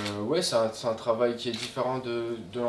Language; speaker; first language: French; native; French